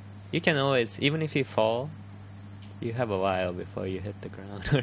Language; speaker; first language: English; early bilingual, other home language; Japanese